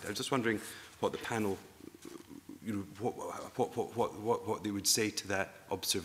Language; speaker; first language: English; native; English